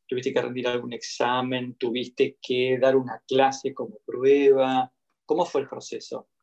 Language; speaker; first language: Spanish; native; Spanish